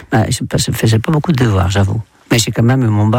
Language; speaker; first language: French; non-native, fluent; Dutch